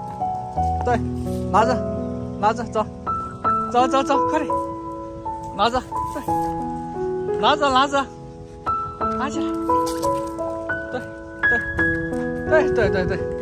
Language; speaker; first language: Chinese; native; Chinese